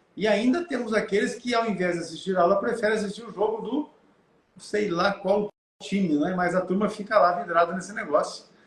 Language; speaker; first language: Portuguese; native; Portuguese